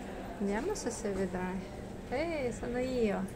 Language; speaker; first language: Italian; non-native, learner; Russian